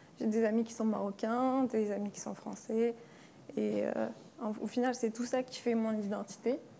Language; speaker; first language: French; non-native, local second language; Kabyle